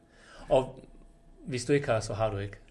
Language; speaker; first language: Danish; non-native, fluent; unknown